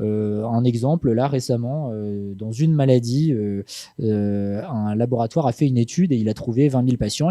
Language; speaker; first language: French; native; French